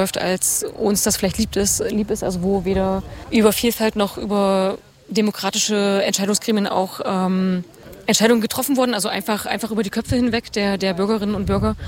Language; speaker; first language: German; native; German